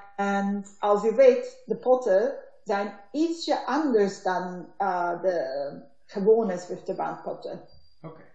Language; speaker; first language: Dutch; non-native, learner; Turkish